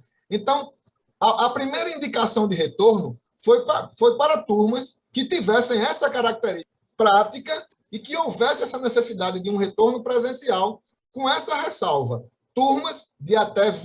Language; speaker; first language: Portuguese; native; Portuguese